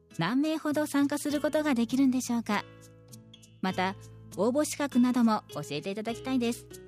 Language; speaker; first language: Japanese; native; Japanese